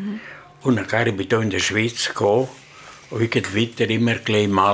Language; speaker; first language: German; non-native, learner; Italian